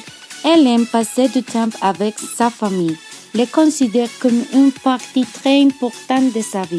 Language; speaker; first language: French; non-native, learner; Spanish